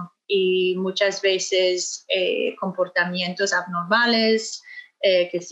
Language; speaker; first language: Spanish; non-native, fluent; English